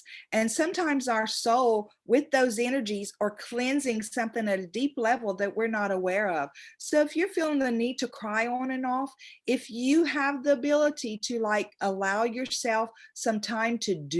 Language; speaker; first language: English; native; English